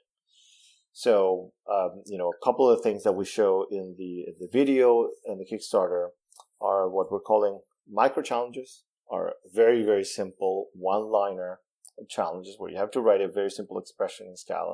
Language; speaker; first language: English; non-native, fluent; Spanish